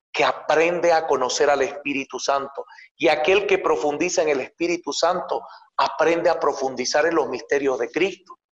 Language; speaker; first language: Spanish; native; Spanish